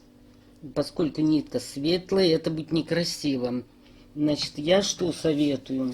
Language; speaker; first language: Russian; native; Russian